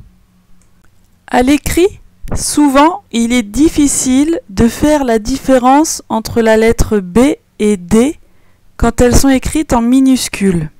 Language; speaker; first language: French; native; French